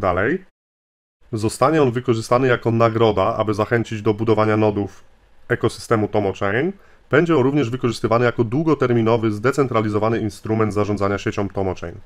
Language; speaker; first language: Polish; native; Polish